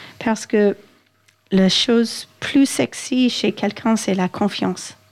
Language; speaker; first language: French; non-native, fluent; English